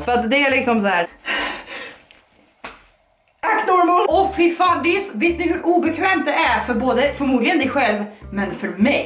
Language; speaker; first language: Swedish; native; Swedish